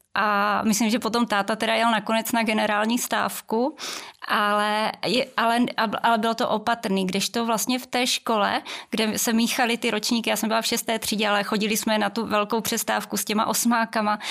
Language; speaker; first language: Czech; native; Czech